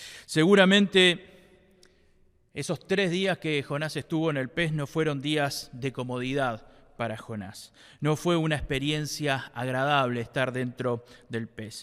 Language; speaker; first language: Spanish; native; Spanish